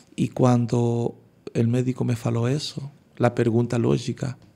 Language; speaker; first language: Portuguese; non-native, learner; Spanish